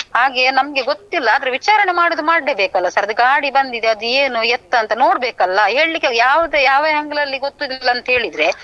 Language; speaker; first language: Kannada; native; Kannada